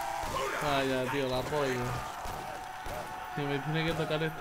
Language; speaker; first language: Spanish; native; Spanish